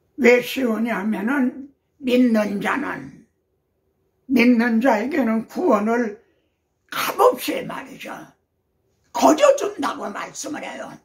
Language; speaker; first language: Korean; native; Korean